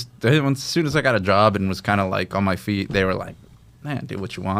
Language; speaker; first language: English; native; English